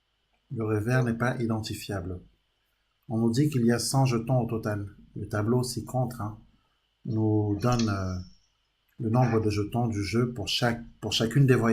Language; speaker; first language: French; native; French